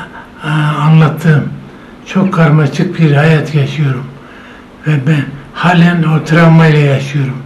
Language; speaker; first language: Turkish; non-native, local second language; Zaza